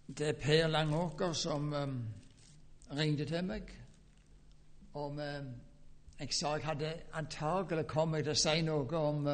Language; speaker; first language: Norwegian; native; Norwegian